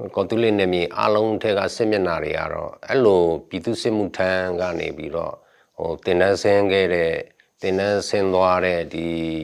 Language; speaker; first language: Burmese; non-native, local second language; S'gaw Karen